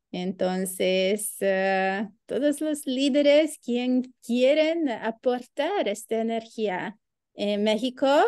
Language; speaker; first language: Spanish; non-native, learner; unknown